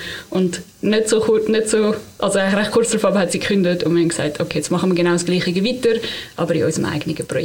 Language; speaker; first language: German; native; German